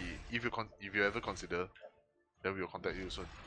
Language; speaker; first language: English; non-native, local second language; Chinese